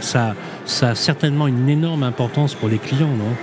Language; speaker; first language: French; native; French